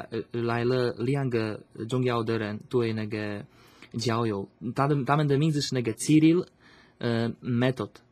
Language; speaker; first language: Chinese; non-native, learner; Slovak